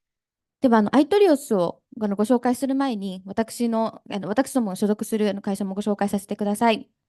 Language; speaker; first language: Japanese; native; Japanese